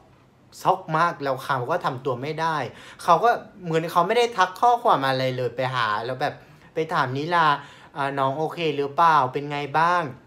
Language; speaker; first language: Thai; non-native, fluent; Vietnamese